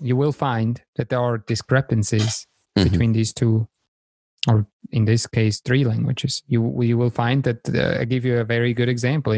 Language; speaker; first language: English; non-native, fluent; German